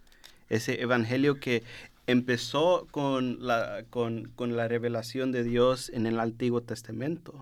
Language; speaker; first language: Spanish; non-native, learner; English